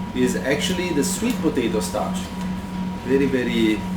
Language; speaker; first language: English; non-native, fluent; Italian